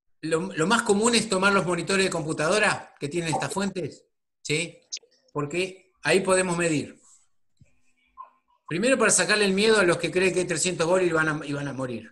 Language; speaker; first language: Spanish; native; Spanish